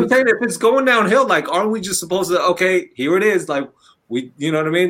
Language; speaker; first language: English; non-native, fluent; Chinese